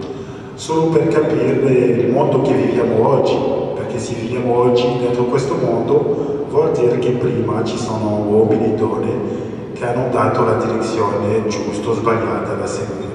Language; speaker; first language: Italian; early bilingual, other home language; French